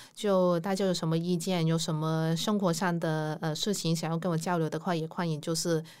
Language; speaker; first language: Chinese; non-native, local second language; Cantonese